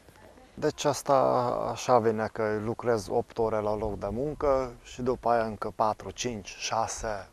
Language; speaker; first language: Romanian; non-native, local second language; Hungarian